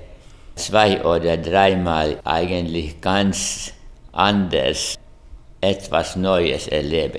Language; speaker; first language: German; non-native, fluent; Finnish